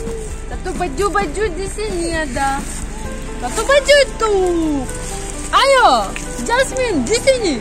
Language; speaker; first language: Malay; non-native, learner; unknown